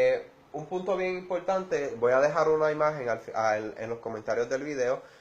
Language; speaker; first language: Spanish; native; Spanish